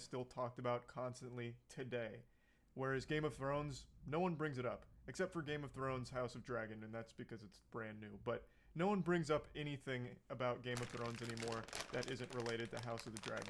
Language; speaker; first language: English; native; English